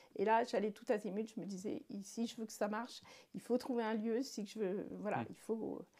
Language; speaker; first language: French; native; French